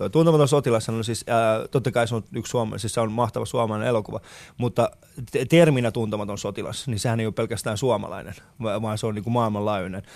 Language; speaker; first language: Finnish; early bilingual, other home language; Persian